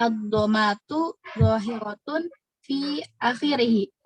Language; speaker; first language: Arabic; non-native, learner; Indonesian